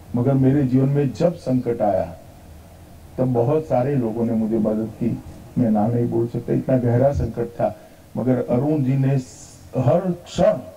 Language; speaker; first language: Hindi; non-native, local second language; Gujarati